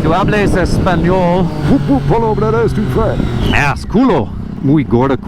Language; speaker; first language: Spanish; non-native, learner; English